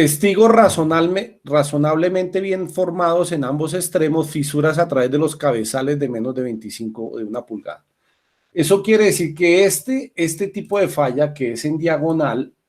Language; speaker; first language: Spanish; native; Spanish